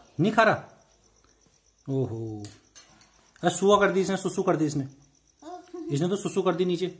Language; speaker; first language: Hindi; native; Hindi